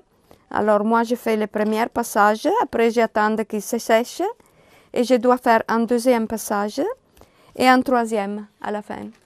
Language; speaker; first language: French; non-native, learner; Italian